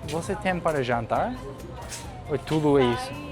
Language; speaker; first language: Portuguese; non-native, learner; English